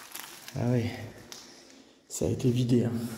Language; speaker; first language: French; native; French